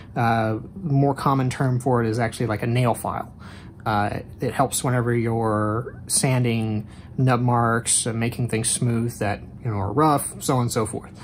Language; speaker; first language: English; native; English